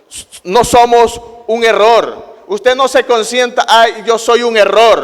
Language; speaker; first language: Spanish; native; Spanish